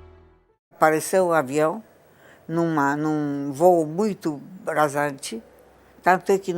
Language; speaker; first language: Portuguese; non-native, fluent; Polish